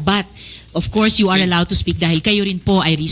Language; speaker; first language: Filipino; native; Filipino